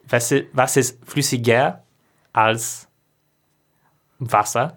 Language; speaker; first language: German; non-native, learner; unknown